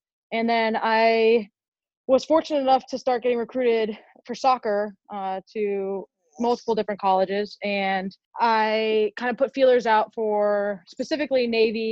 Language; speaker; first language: English; native; English